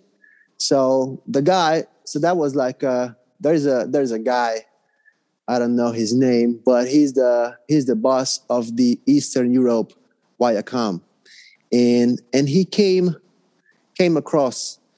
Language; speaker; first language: English; non-native, fluent; Hungarian